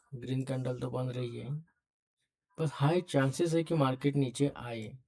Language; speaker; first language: Hindi; non-native, local second language; Marathi